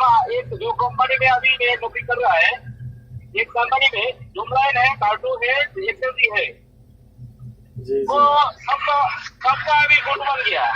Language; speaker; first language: Hindi; non-native, learner; Bangla